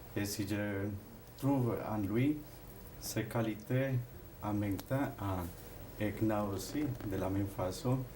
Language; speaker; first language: French; non-native, fluent; Spanish